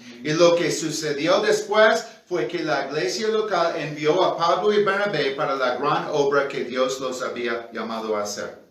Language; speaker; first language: Spanish; non-native, fluent; English